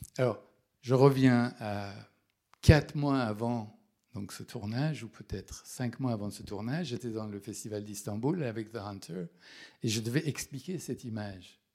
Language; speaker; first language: French; non-native, fluent; Persian